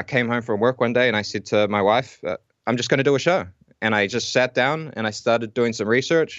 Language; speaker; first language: English; native; English